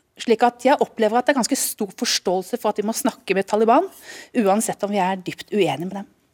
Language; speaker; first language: Norwegian; native; Norwegian